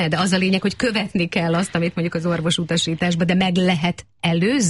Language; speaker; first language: Hungarian; native; Hungarian